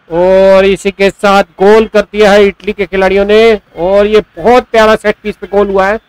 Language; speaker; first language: Hindi; native; Hindi